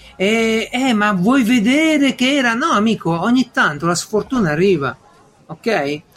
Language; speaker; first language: Italian; native; Italian